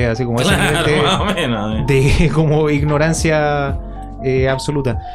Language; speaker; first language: Spanish; native; Spanish